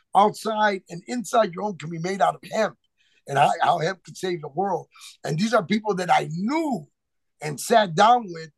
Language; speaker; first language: English; native; English